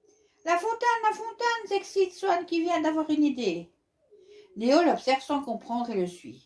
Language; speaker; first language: French; native; French